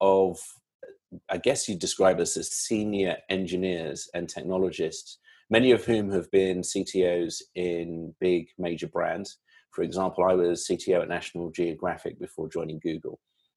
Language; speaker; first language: English; native; English